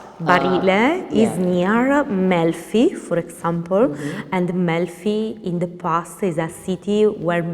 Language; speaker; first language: English; non-native, learner; Italian